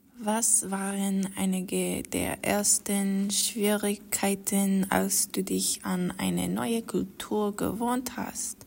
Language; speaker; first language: German; non-native, learner; English